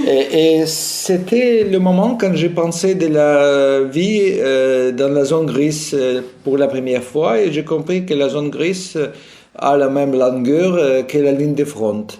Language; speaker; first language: French; non-native, fluent; Russian